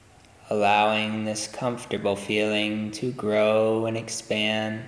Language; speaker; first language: English; native; English